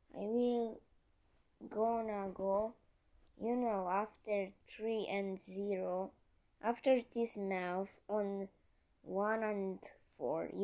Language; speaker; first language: English; non-native, learner; Romanian